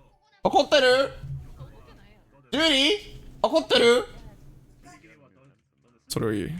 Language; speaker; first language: Japanese; non-native, learner; English